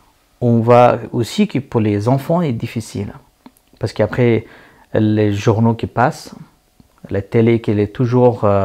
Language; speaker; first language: French; non-native, learner; Persian